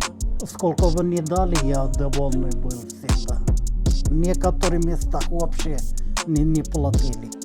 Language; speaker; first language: Russian; non-native, local second language; Turkmen